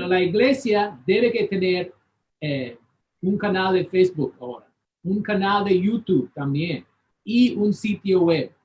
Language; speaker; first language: Spanish; non-native, fluent; English